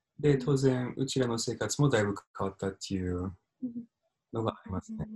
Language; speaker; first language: Japanese; non-native, fluent; English